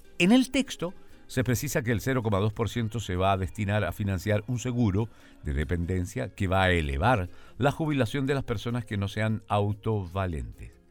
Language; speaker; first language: Spanish; native; Spanish